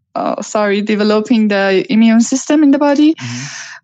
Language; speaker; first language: English; non-native, learner; Persian